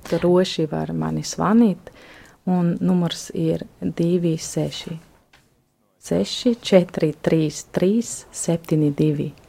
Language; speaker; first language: Latvian; non-native, fluent; German